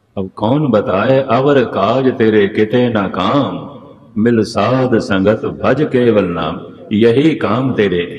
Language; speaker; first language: Hindi; non-native, local second language; Punjabi